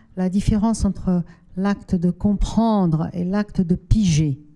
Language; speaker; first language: French; non-native, fluent; Portuguese